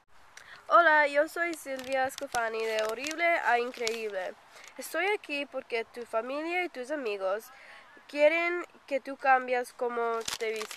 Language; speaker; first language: Spanish; non-native, learner; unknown